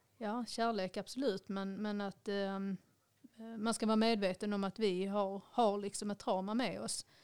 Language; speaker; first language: Swedish; native; Swedish